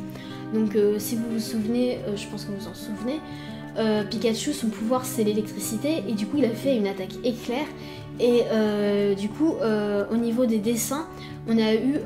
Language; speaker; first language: French; native; French